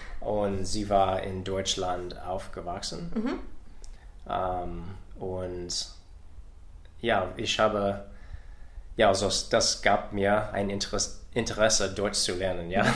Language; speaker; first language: German; non-native, learner; English